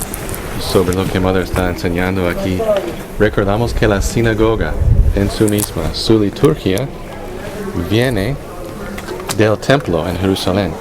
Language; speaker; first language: Spanish; non-native, fluent; English